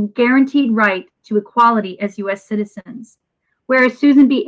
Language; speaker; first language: English; native; English